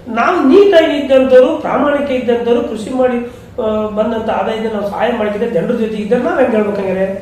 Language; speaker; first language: Kannada; native; Kannada